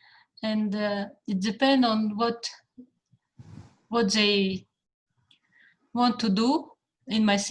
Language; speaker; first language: English; non-native, fluent; Russian